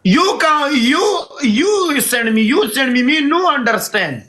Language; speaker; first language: English; non-native, learner; Pashto